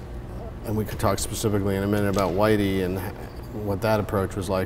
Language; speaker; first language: English; native; English